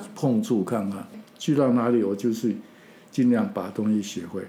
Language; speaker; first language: Chinese; non-native, local second language; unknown